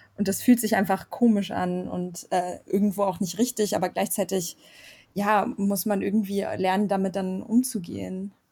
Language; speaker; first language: German; early bilingual, other home language; Armenian